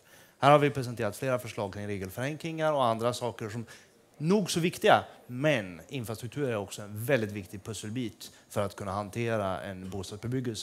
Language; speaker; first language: Swedish; native; Swedish